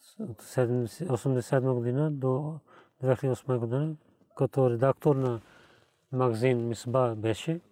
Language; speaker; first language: Bulgarian; non-native, learner; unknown